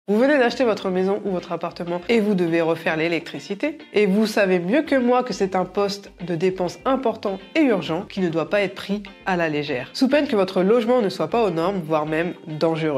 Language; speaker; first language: French; native; French